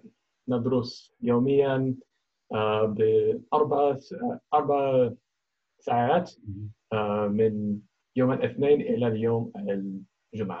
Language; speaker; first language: Arabic; non-native, learner; English